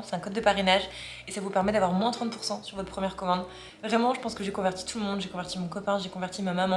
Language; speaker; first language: French; native; French